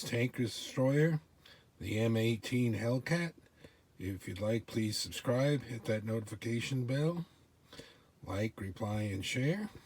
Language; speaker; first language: English; native; English